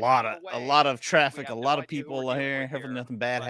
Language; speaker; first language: English; native; English